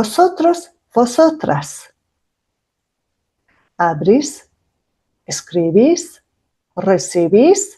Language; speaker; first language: Spanish; non-native, fluent; Mongolian